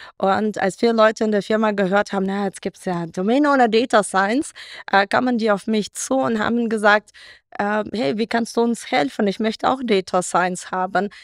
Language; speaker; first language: German; non-native, fluent; Russian